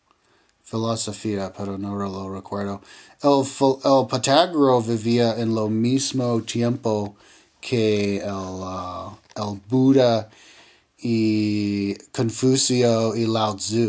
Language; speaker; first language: Spanish; non-native, learner; English